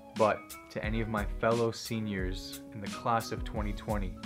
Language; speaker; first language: English; native; English